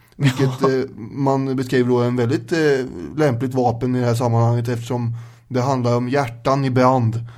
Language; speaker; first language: Swedish; native; Swedish